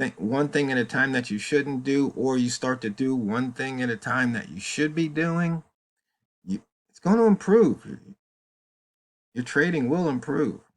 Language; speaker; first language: English; native; English